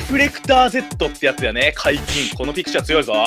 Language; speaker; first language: Japanese; native; Japanese